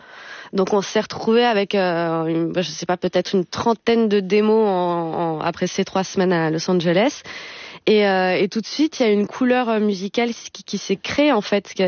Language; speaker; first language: French; native; French